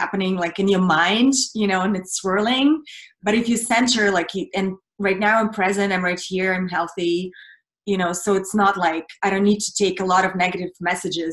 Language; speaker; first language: English; non-native, fluent; Russian